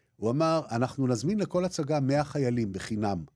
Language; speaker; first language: Hebrew; native; Hebrew